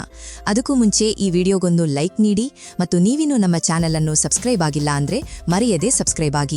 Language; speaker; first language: Kannada; native; Kannada